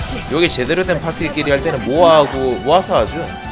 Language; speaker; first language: Korean; native; Korean